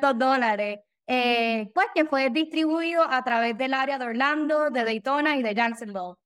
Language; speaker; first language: Spanish; native; Spanish